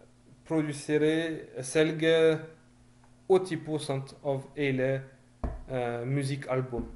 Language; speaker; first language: Norwegian; non-native, fluent; French